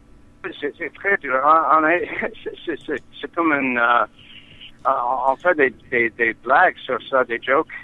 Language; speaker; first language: French; non-native, learner; English